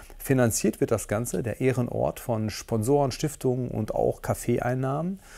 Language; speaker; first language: German; native; German